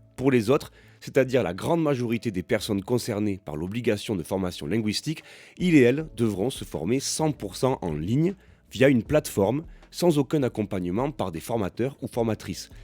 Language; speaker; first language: French; native; French